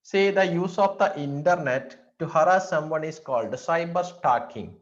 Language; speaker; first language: English; non-native, local second language; Malayalam